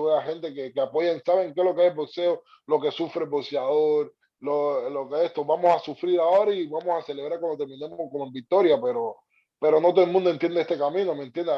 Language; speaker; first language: Spanish; native; Spanish